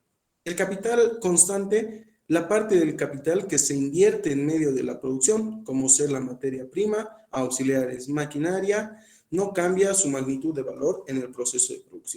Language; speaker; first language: Spanish; native; Spanish